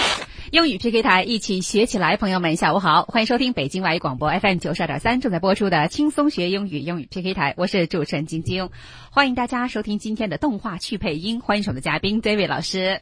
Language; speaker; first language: Chinese; native; Chinese